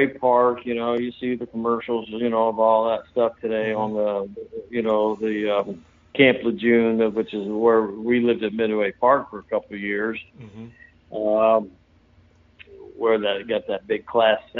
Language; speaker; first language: English; native; English